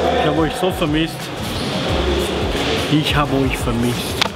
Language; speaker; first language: German; non-native, learner; Armenian